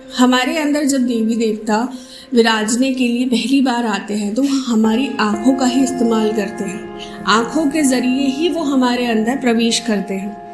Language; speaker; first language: Hindi; non-native, local second language; Bangla